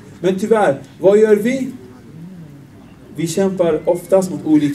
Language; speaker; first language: Swedish; non-native, fluent; Arabic